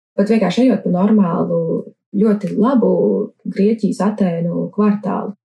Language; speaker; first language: Latvian; native; Latvian